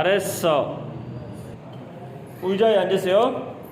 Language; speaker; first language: Korean; non-native, fluent; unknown